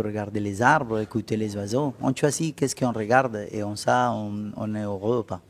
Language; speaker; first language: French; non-native, fluent; Spanish